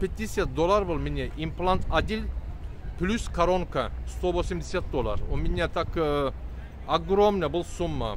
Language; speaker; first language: Russian; non-native, learner; Turkish